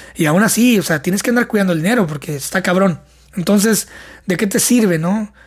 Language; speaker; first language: Spanish; native; Spanish